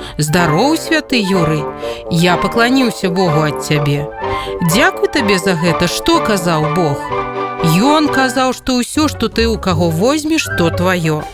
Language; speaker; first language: Belarusian; native; Belarusian